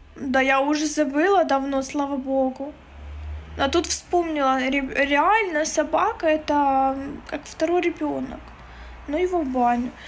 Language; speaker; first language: Russian; non-native, local second language; Ukrainian